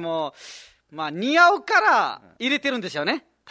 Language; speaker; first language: Japanese; non-native, fluent; Nepali